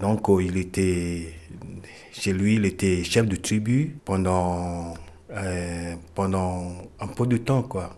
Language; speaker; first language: French; non-native, fluent; Ewe